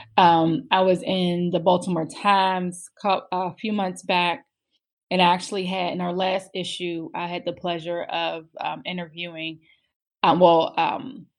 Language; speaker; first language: English; native; English